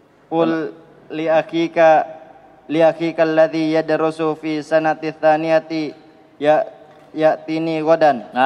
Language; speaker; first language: Arabic; non-native, learner; Indonesian